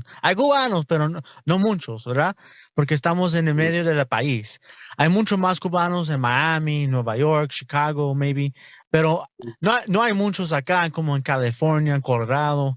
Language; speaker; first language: Spanish; non-native, learner; English